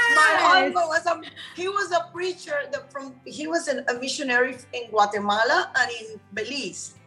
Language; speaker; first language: English; non-native, fluent; Spanish